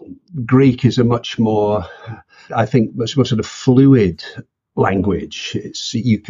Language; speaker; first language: English; native; English